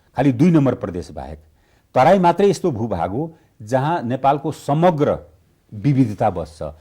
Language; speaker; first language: Nepali; non-native, local second language; Bhojpuri